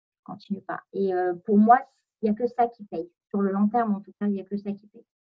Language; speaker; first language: French; non-native, local second language; Arabic